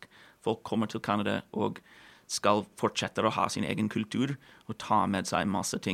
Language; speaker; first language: Norwegian; non-native, fluent; English